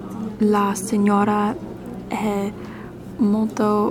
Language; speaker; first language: Italian; non-native, learner; English